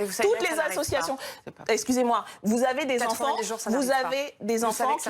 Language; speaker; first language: French; native; French